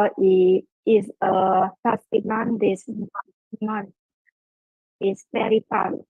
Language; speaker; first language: English; non-native, learner; Vietnamese